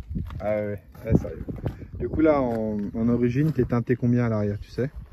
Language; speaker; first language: French; native; French